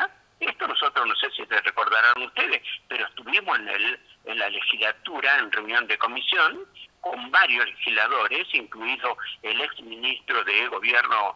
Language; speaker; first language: Spanish; native; Spanish